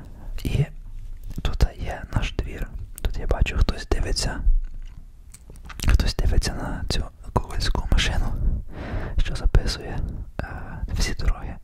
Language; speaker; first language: Ukrainian; early bilingual, heritage; Ukrainian